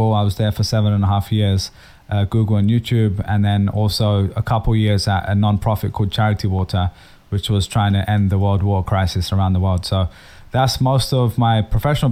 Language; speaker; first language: English; native; English